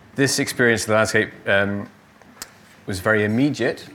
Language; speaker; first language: English; native; English